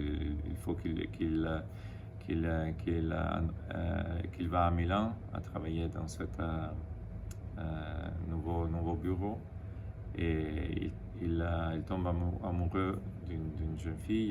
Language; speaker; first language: French; non-native, fluent; Italian